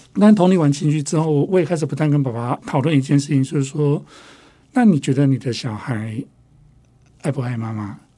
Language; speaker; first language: Chinese; non-native, local second language; Min Nan Chinese